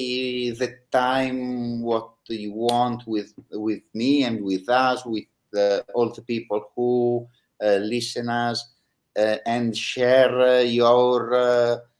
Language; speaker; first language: English; non-native, learner; Italian